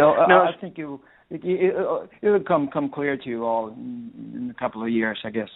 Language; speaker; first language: English; non-native, fluent; Swedish